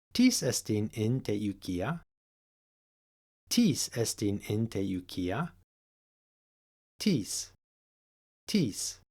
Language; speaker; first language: Greek; non-native, fluent; English